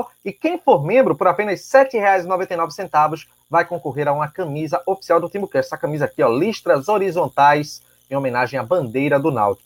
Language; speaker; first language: Portuguese; native; Portuguese